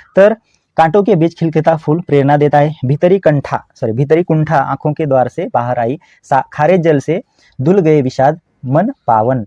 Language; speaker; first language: Hindi; non-native, local second language; Marathi